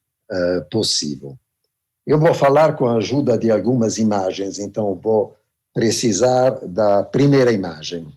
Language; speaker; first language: Portuguese; non-native, fluent; Italian